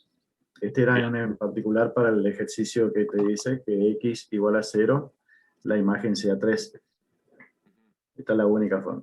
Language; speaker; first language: Spanish; native; Spanish